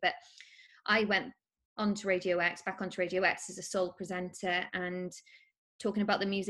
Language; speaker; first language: English; native; English